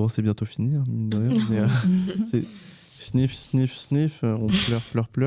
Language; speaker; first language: French; native; French